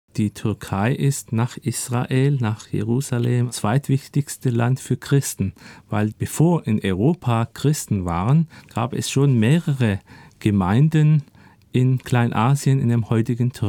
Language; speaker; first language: German; early bilingual, other home language; Turkish